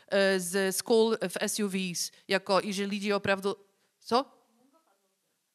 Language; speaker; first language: Czech; non-native, fluent; Polish